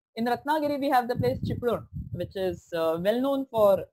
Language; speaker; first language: English; non-native, local second language; Marathi